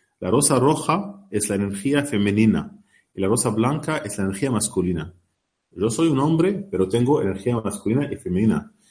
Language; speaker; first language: Spanish; non-native, learner; Arabic